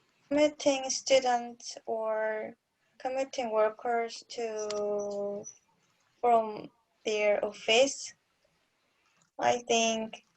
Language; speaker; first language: English; non-native, learner; Korean